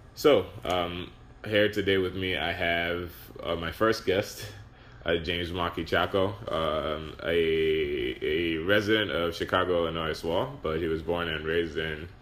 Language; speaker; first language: English; non-native, local second language; Yoruba